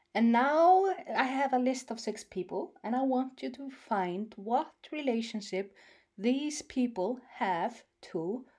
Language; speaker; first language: English; non-native, fluent; Icelandic